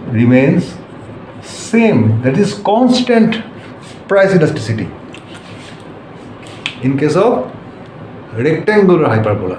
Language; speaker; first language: English; non-native, local second language; Bangla